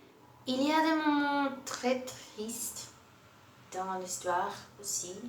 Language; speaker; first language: French; non-native, learner; Portuguese